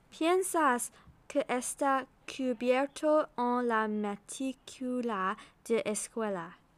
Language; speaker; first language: Spanish; non-native, learner; English